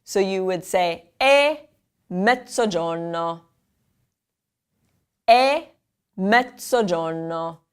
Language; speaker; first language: Italian; non-native, fluent; English